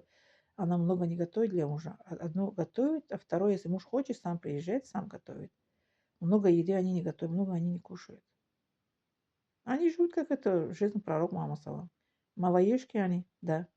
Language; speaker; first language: Russian; non-native, local second language; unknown